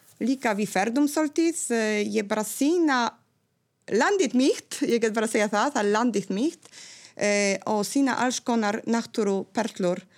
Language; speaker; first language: Icelandic; non-native, fluent; Polish